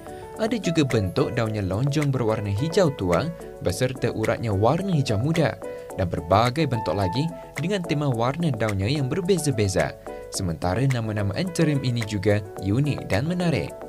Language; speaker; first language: Malay; native; Malay